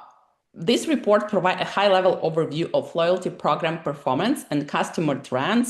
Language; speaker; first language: English; non-native, fluent; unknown